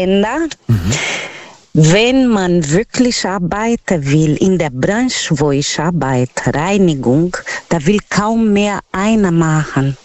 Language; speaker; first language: German; non-native, fluent; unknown